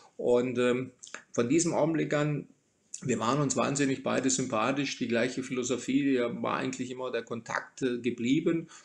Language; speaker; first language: German; early bilingual, other home language; Croatian